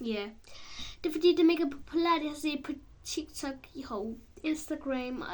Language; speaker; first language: Danish; early bilingual, other home language; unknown